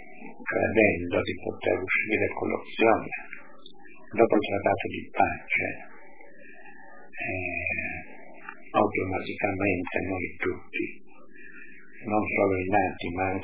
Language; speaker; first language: Italian; native; Italian